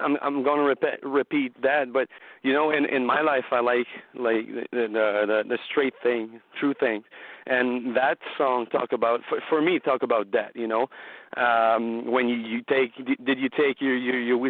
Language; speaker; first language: English; non-native, learner; French